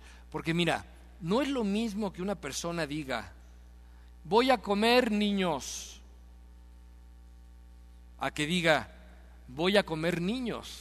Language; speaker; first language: Spanish; native; Spanish